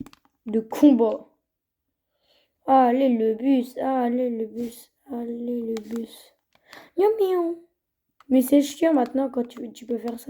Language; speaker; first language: French; native; French